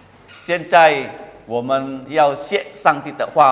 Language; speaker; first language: Chinese; early bilingual, heritage; Chinese